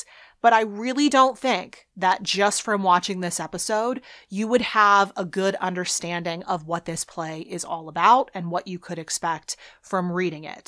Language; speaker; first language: English; native; English